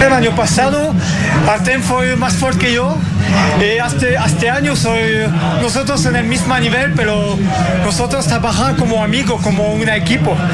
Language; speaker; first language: Portuguese; non-native, learner; Spanish